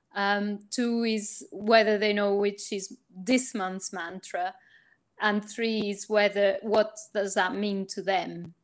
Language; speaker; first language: English; non-native, fluent; Portuguese